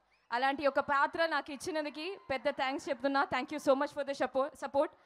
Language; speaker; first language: Telugu; non-native, fluent; Malayalam